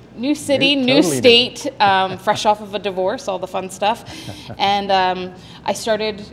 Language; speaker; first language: English; native; English